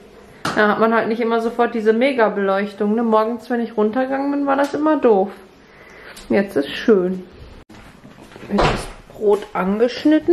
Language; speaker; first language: German; native; German